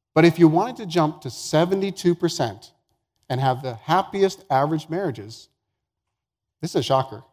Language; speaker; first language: English; native; English